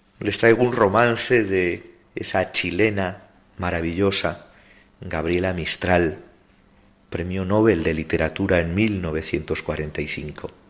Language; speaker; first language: Spanish; native; Spanish